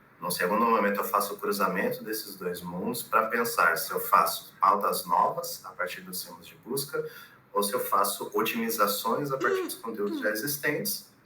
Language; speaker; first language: Portuguese; native; Portuguese